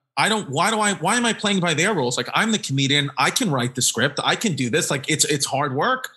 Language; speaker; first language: English; native; English